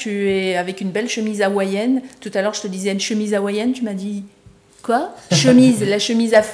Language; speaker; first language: French; native; French